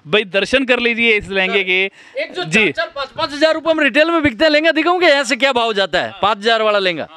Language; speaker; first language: Hindi; native; Hindi